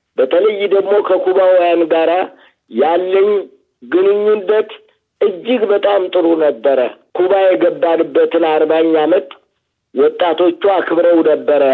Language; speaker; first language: Amharic; native; Amharic